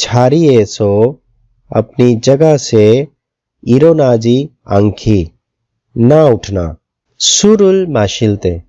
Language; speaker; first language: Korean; non-native, fluent; Urdu